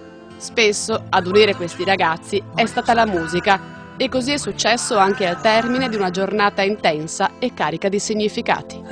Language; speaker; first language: Italian; native; Italian